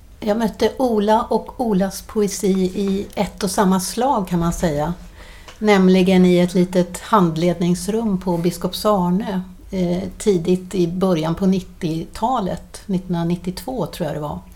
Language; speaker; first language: Swedish; native; Swedish